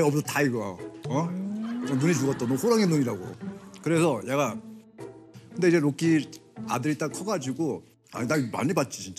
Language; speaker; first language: Korean; native; Korean